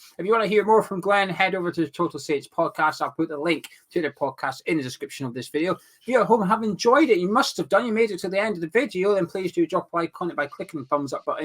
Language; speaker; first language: English; native; English